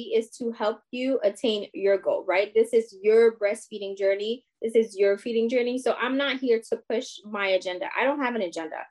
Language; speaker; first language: English; non-native, fluent; French